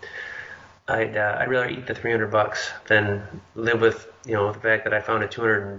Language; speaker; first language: English; native; English